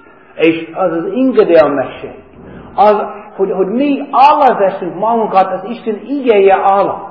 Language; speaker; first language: Hungarian; non-native, fluent; English